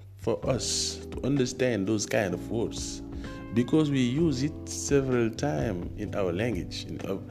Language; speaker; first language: English; non-native, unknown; Wolof